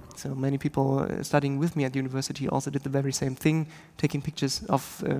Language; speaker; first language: English; non-native, fluent; German